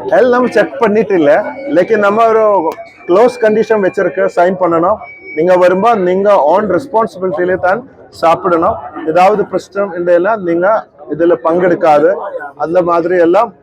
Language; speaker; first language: Tamil; non-native, learner; Malayalam